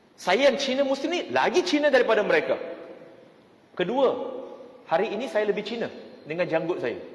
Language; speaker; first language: Malay; non-native, local second language; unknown